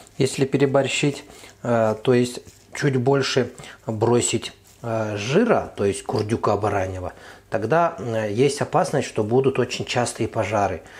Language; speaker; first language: Russian; non-native, fluent; Azerbaijani